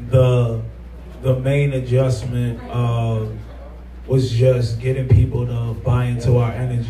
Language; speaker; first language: English; native; English